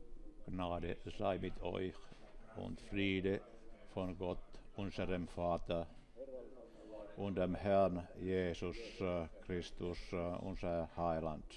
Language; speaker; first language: German; non-native, fluent; Finnish